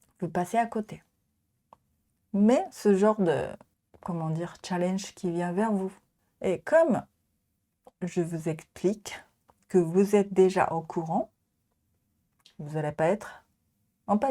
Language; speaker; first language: French; non-native, fluent; Japanese